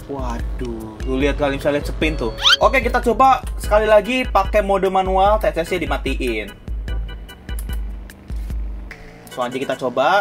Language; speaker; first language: Indonesian; native; Indonesian